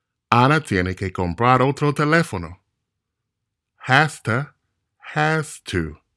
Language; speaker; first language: Spanish; non-native, fluent; English